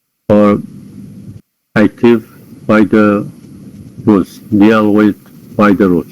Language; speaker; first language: English; non-native, fluent; Persian